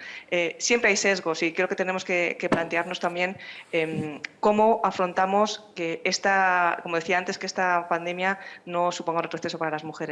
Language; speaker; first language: Spanish; native; Spanish